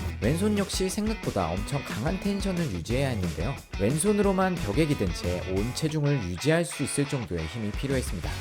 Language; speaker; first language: Korean; native; Korean